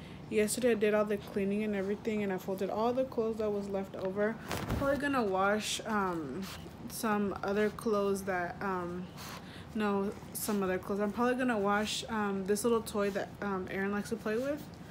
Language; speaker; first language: English; early bilingual, other home language; Spanish